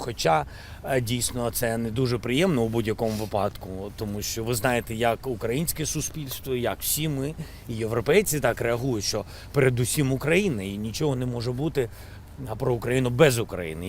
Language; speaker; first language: Ukrainian; non-native, local second language; Russian